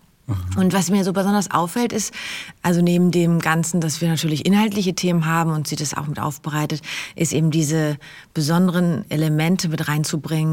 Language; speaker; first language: German; native; German